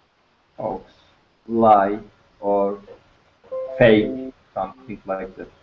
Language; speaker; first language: English; non-native, learner; Turkish